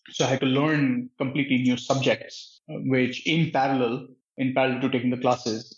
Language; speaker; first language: English; non-native, local second language; Hindi